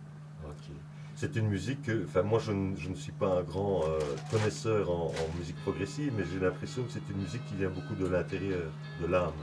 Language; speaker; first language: French; native; French